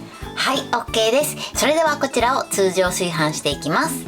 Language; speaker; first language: Japanese; native; Japanese